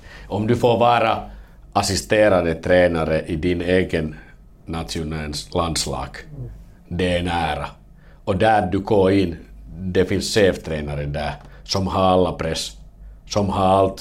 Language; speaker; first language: Swedish; non-native, learner; Finnish